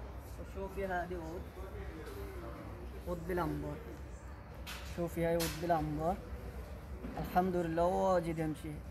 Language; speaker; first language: Arabic; non-native, learner; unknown